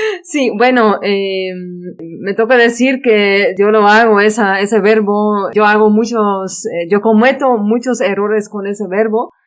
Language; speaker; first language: Spanish; non-native, fluent; Dutch